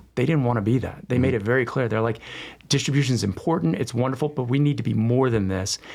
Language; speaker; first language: English; native; English